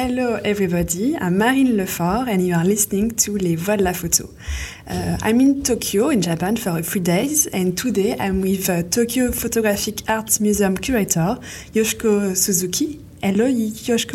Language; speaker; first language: English; non-native, fluent; French